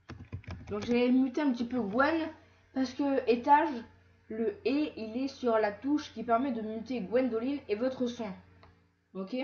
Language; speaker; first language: French; native; French